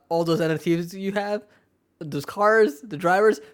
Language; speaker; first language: English; early bilingual, other home language; Urdu